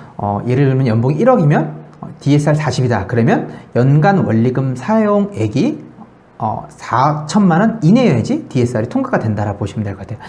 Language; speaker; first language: Korean; native; Korean